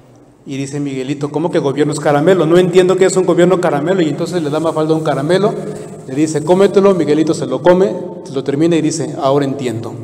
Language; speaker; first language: Spanish; native; Spanish